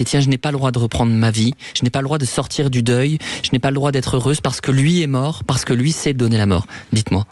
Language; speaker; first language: French; native; French